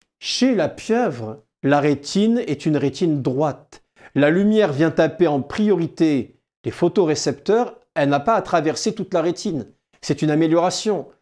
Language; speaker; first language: French; native; French